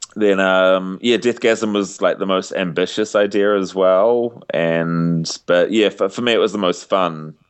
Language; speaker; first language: English; native; English